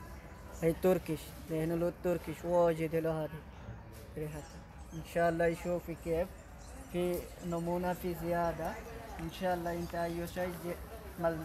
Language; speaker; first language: Arabic; non-native, learner; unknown